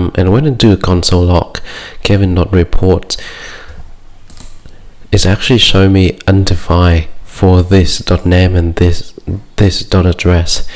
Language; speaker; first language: English; non-native, fluent; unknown